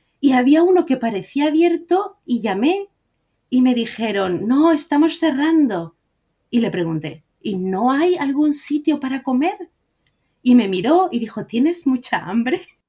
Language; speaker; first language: Spanish; native; Spanish